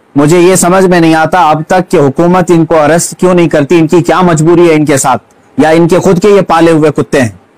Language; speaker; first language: Hindi; native; Hindi